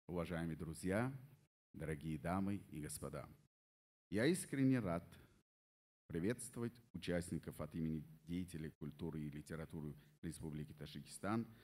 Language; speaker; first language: Russian; non-native, local second language; Persian